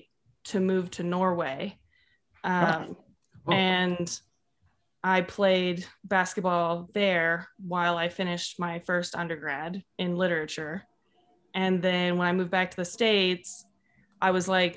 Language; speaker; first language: English; native; English